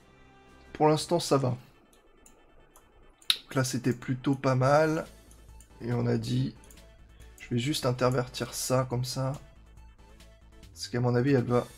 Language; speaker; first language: French; native; French